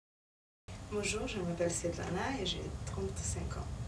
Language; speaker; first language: French; non-native, fluent; Serbian